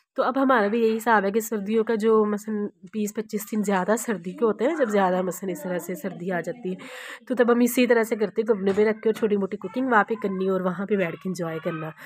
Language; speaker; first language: Urdu; non-native, local second language; Punjabi